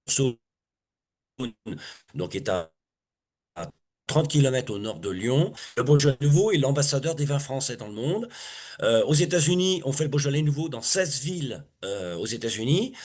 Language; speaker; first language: French; native; French